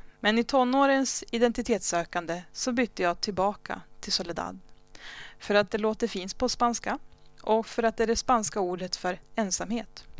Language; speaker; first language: Swedish; early bilingual, other home language; Spanish